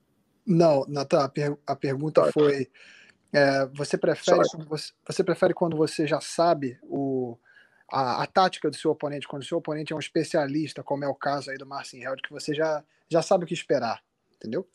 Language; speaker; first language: Portuguese; native; Portuguese